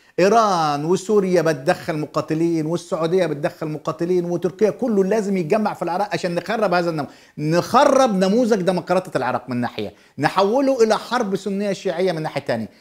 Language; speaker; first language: Arabic; native; Arabic